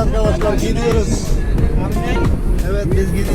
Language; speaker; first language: Turkish; non-native, learner; Bangla